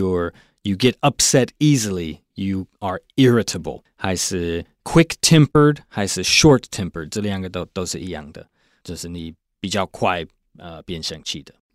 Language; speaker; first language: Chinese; non-native, fluent; English